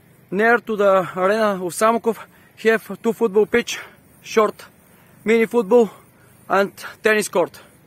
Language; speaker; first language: English; non-native, learner; Bulgarian